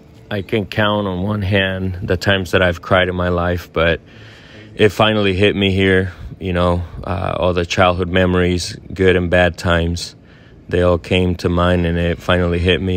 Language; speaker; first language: English; early bilingual, other home language; Spanish